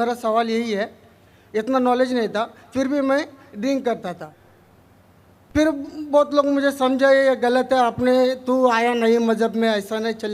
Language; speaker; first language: Hindi; non-native, local second language; Tamil